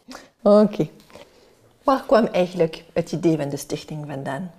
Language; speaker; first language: Dutch; non-native, local second language; French